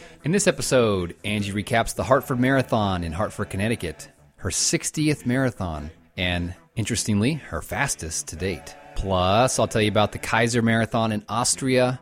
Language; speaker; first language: English; native; English